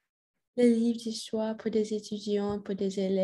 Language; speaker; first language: French; non-native, learner; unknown